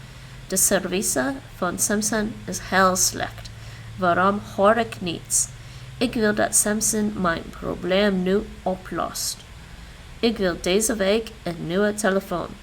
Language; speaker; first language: Dutch; non-native, learner; English